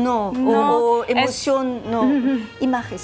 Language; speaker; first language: Spanish; non-native, learner; French